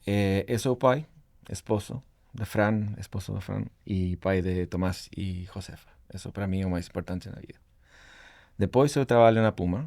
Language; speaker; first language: Portuguese; non-native, fluent; Spanish